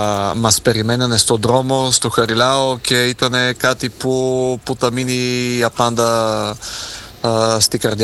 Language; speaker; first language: Greek; non-native, fluent; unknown